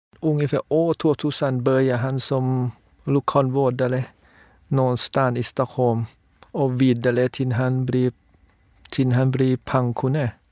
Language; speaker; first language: Swedish; non-native, fluent; Thai